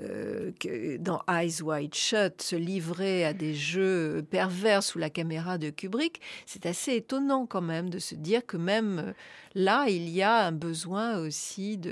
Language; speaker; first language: French; native; French